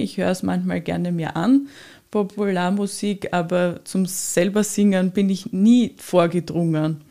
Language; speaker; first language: German; native; German